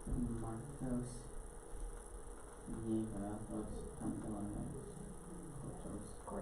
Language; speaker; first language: Spanish; non-native, learner; English